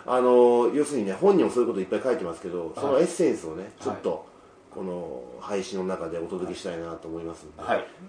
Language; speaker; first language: Japanese; native; Japanese